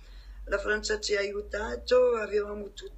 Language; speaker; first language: Italian; non-native, fluent; French